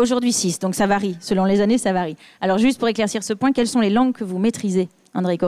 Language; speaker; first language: French; native; French